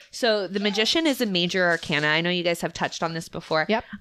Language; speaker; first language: English; native; English